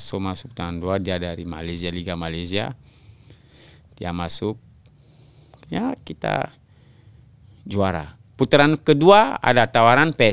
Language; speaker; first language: Indonesian; non-native, local second language; French